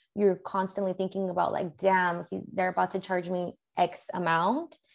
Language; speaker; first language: English; early bilingual, other home language; Spanish